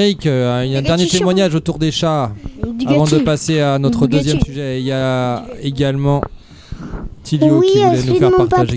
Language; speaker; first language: French; native; French